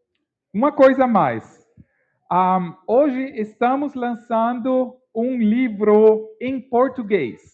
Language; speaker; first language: Portuguese; non-native, learner; English